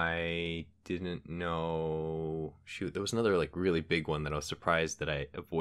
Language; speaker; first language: English; native; English